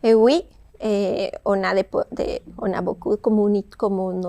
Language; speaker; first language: French; non-native, fluent; Spanish